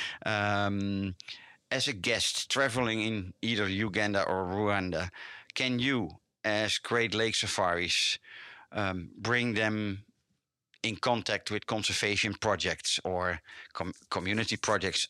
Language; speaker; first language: English; non-native, fluent; Dutch